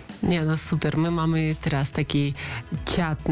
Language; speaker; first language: Polish; non-native, learner; Russian